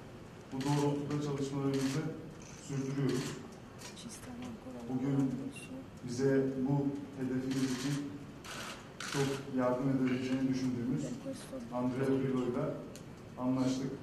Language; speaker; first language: Turkish; native; Turkish